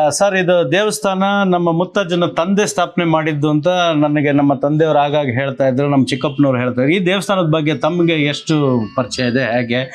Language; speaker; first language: Kannada; native; Kannada